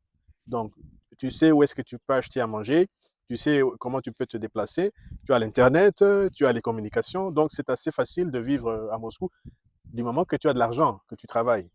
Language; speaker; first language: French; non-native, local second language; Kongo